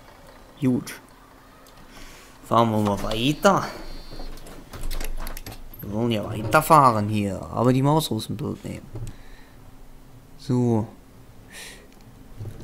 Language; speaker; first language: German; native; German